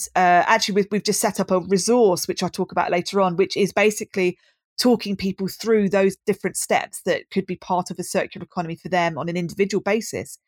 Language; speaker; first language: English; native; English